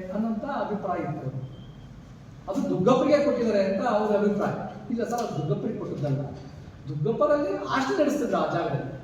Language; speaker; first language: Kannada; native; Kannada